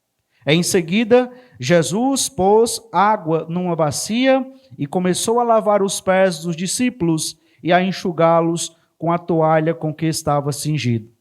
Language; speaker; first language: Portuguese; native; Portuguese